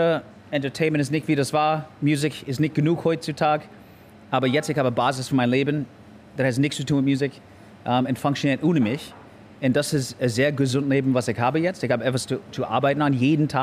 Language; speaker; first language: German; non-native, learner; English